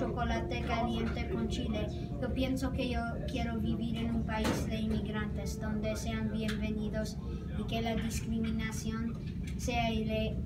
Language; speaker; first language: Spanish; early bilingual, heritage; Spanish